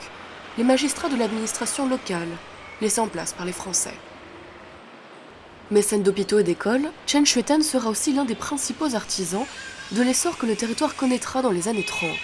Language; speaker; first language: French; native; French